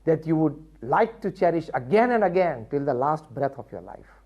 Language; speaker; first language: English; non-native, local second language; Gujarati